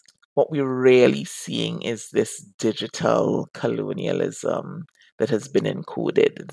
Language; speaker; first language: English; native; English